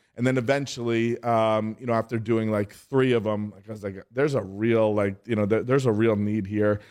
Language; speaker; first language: English; native; English